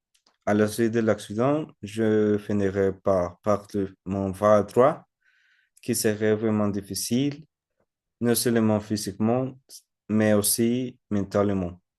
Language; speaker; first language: French; non-native, learner; Spanish